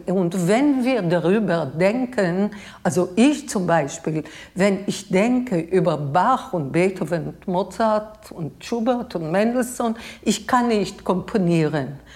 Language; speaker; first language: German; non-native, fluent; Hebrew